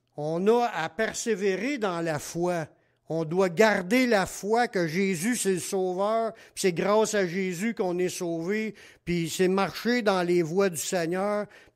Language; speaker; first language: French; native; French